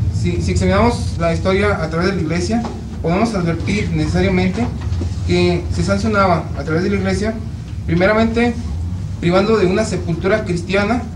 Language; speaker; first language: Spanish; native; Spanish